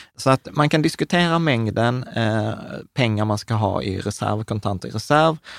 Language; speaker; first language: Swedish; early bilingual, other home language; Czech